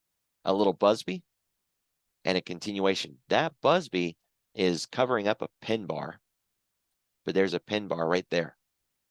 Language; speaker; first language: English; native; English